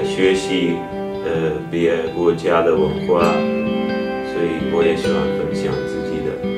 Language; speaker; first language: Chinese; non-native, fluent; Czech